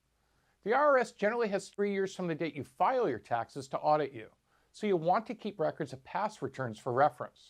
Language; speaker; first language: English; native; English